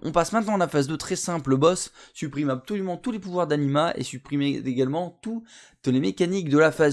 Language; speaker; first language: French; native; French